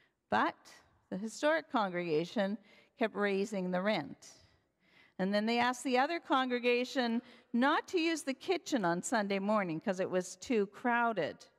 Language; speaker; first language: English; native; English